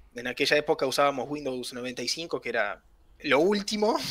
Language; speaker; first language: Spanish; native; Spanish